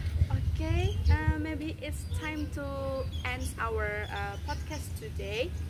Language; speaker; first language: English; non-native, learner; Indonesian